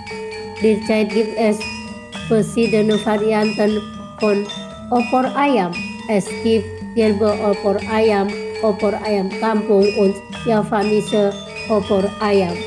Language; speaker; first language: German; non-native, fluent; Indonesian